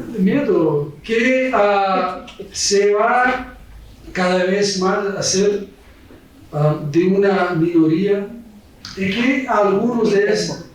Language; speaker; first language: Spanish; non-native, fluent; Portuguese